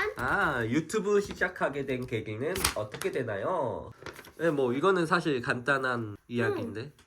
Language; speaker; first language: Korean; native; Korean